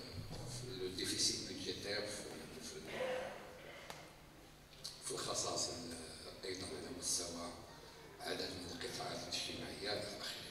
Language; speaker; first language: Arabic; native; Arabic